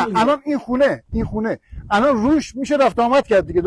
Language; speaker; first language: Persian; native; Persian